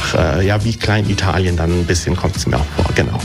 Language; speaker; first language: German; early bilingual, other home language; Italian